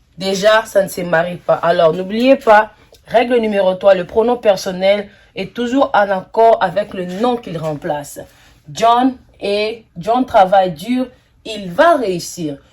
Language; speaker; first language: French; non-native, local second language; Lingala